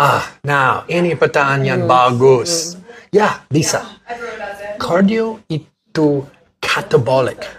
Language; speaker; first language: Indonesian; non-native, learner; English